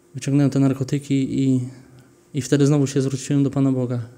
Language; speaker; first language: Polish; early bilingual, heritage; Polish